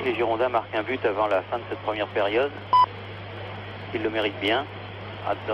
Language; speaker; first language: French; native; French